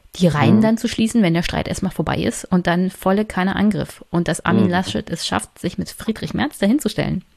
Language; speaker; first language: German; native; German